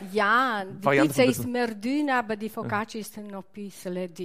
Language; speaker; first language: German; non-native, learner; Italian